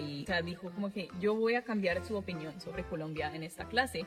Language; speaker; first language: Spanish; non-native, fluent; English